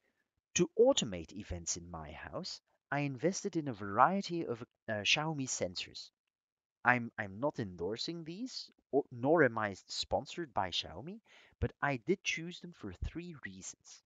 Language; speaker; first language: English; non-native, fluent; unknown